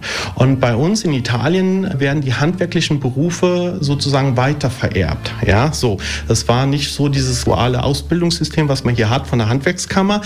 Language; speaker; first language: German; early bilingual, other home language; Italian